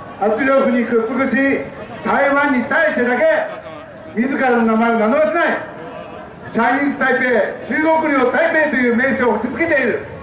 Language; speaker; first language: Japanese; native; Japanese